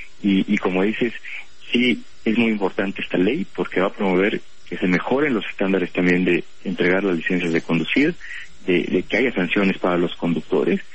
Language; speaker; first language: Spanish; native; Spanish